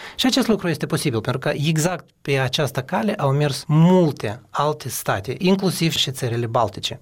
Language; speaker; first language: Romanian; non-native, local second language; Russian